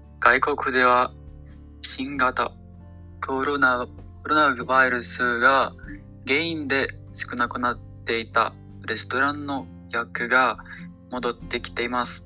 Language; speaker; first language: Japanese; non-native, learner; Ukrainian